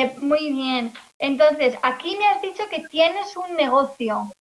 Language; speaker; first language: Spanish; native; Spanish